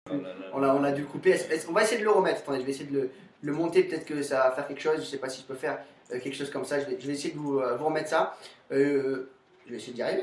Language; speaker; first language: French; native; French